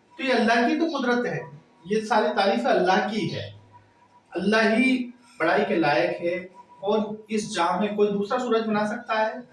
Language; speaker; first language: Urdu; native; Urdu